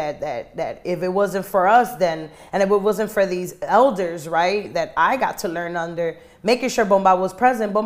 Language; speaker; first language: English; native; English